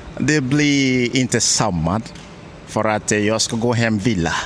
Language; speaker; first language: Swedish; non-native, learner; Igbo